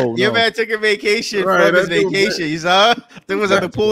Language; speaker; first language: English; native; English